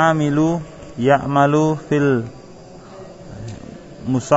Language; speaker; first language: Arabic; non-native, learner; Indonesian